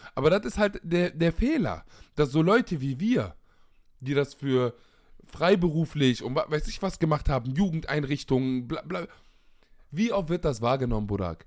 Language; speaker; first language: German; early bilingual, other home language; Arabic